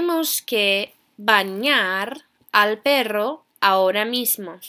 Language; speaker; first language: Spanish; non-native, fluent; English